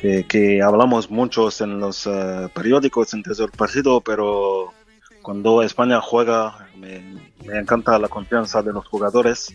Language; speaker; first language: Spanish; non-native, fluent; French